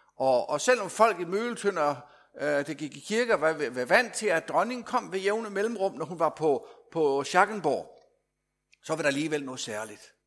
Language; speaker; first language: Danish; native; Danish